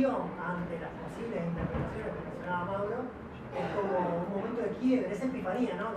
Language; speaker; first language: Spanish; native; Spanish